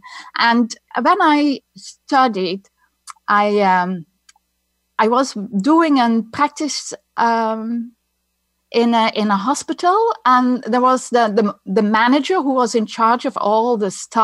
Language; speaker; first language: English; non-native, fluent; Dutch